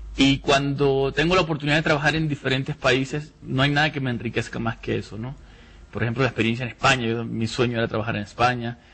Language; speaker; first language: Spanish; native; Spanish